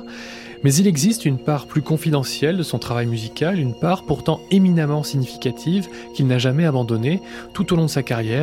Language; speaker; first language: French; native; French